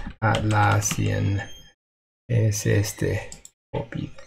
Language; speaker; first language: Spanish; non-native, fluent; English